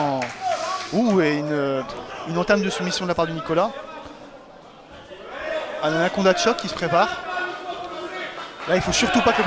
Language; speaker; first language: French; native; French